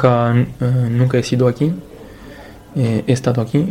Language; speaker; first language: Spanish; non-native, fluent; Romanian